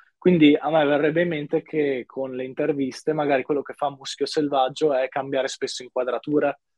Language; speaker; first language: Italian; native; Italian